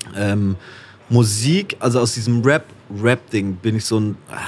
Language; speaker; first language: German; native; German